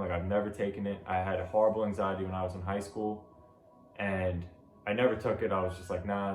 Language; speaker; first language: English; native; English